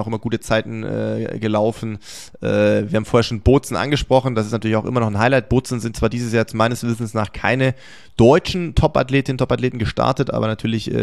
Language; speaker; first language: German; native; German